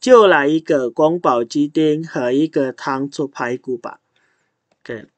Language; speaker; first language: Chinese; non-native, fluent; Indonesian